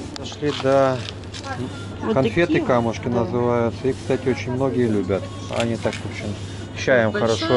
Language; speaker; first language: Russian; native; Russian